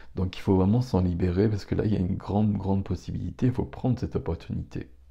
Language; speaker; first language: French; native; French